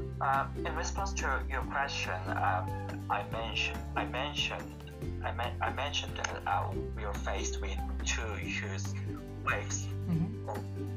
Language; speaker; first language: English; non-native, learner; Korean